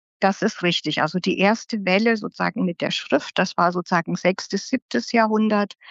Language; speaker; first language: German; native; German